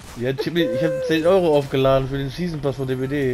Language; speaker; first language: German; native; German